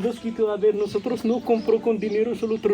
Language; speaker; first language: Spanish; non-native, learner; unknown